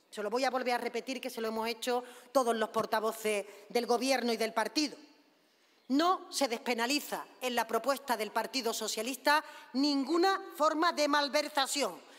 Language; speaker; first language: Spanish; native; Spanish